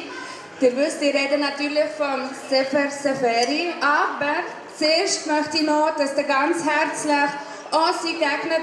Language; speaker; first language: German; native; German